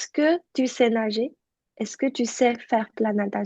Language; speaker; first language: French; non-native, fluent; Chinese